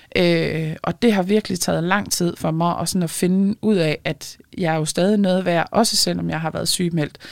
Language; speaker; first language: Danish; early bilingual, other home language; Lithuanian